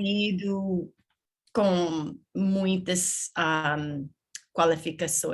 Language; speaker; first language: Portuguese; non-native, learner; English